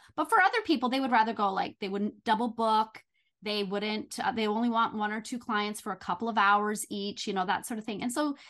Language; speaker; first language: English; native; English